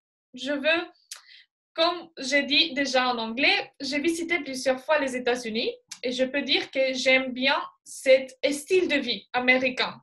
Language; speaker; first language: French; non-native, fluent; Spanish